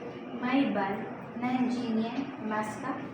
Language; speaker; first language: Japanese; non-native, learner; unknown